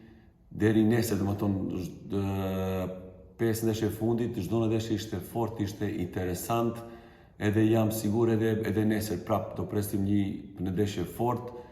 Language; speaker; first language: Albanian; non-native, fluent; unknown